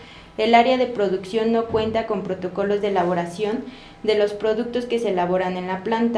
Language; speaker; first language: Spanish; native; Spanish